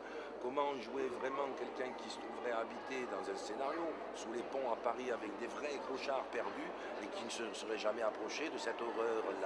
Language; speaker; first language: French; native; French